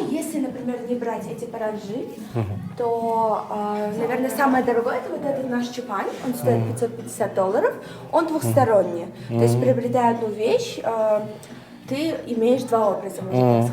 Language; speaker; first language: Russian; native; Russian